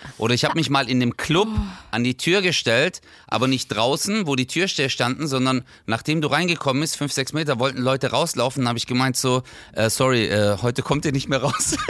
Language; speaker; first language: German; early bilingual, other home language; Turkish